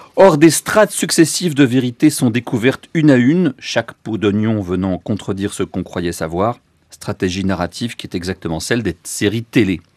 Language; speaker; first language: French; native; French